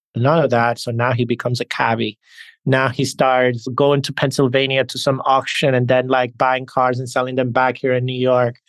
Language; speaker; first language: English; early bilingual, other home language; Spanish